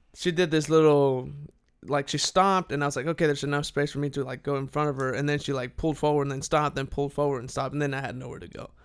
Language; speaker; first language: English; non-native, fluent; Spanish